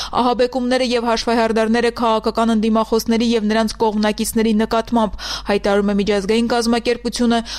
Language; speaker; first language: Armenian; native; Armenian